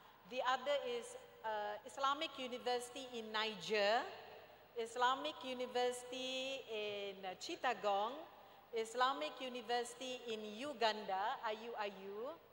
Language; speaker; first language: English; non-native, local second language; Malay